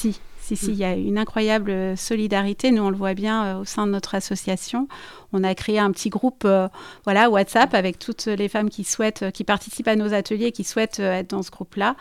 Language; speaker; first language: French; native; French